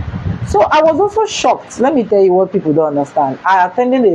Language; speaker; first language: English; non-native, local second language; Igbo